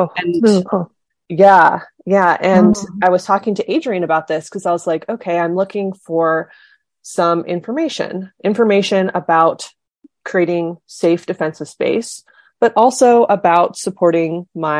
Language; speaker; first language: English; native; English